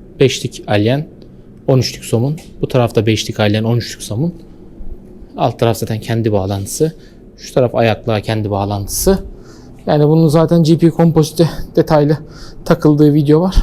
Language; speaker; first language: Turkish; native; Turkish